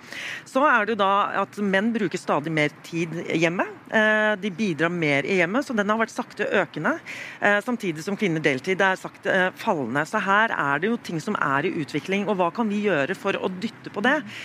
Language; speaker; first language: Norwegian; native; Norwegian